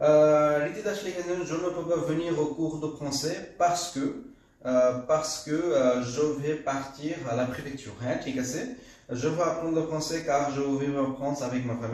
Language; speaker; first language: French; non-native, fluent; Bangla